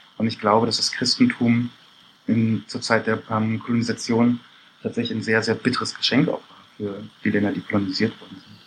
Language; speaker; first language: German; early bilingual, other home language; Persian